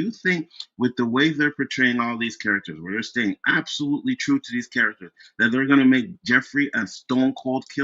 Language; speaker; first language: English; native; English